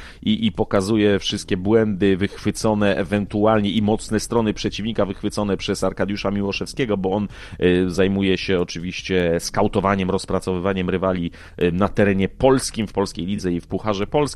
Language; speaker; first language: Polish; native; Polish